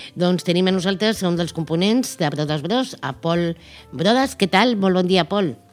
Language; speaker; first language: Catalan; native; Catalan